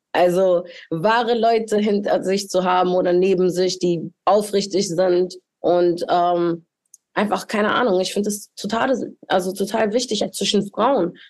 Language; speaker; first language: German; early bilingual, other home language; Spanish